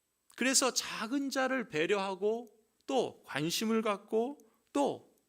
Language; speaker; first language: Korean; native; Korean